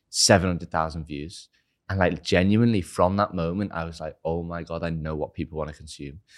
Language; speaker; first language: English; native; English